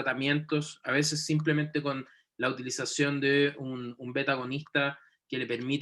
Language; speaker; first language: Spanish; native; Spanish